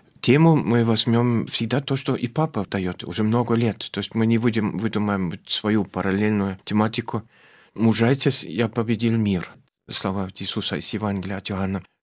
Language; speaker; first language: Russian; non-native, fluent; German